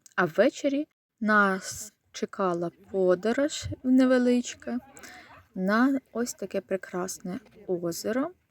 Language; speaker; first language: Ukrainian; native; Ukrainian